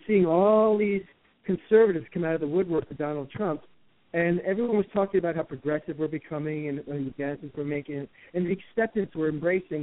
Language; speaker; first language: English; native; English